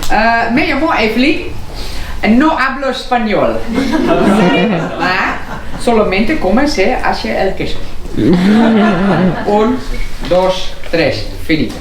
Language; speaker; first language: Spanish; non-native, learner; Dutch